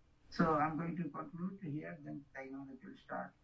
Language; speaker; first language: English; non-native, local second language; Bangla